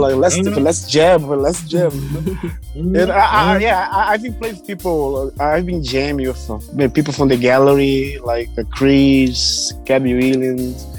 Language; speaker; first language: English; non-native, learner; Portuguese